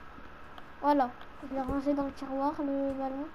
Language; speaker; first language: French; native; French